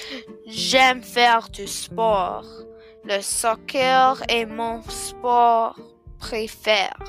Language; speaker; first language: French; non-native, learner; English